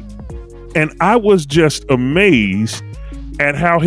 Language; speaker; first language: English; native; English